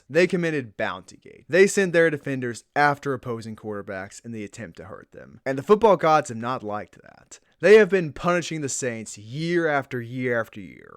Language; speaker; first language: English; native; English